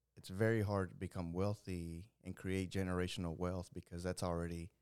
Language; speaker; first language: English; early bilingual, other home language; Spanish